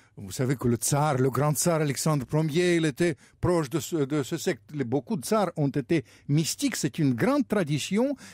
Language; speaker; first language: French; non-native, fluent; Russian